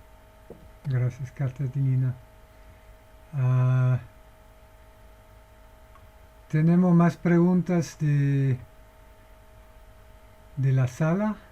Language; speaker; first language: Spanish; non-native, fluent; English